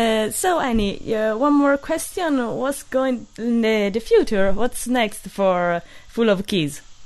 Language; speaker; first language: English; non-native, learner; Italian